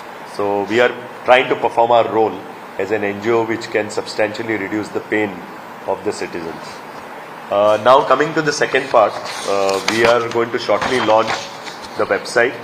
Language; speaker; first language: English; non-native, local second language; Konkani